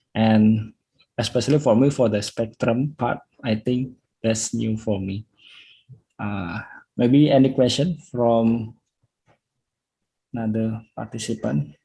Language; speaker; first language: English; non-native, fluent; Indonesian